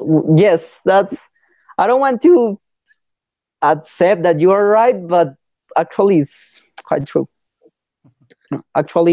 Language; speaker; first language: English; non-native, learner; Spanish